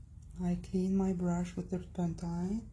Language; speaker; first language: English; non-native, fluent; Arabic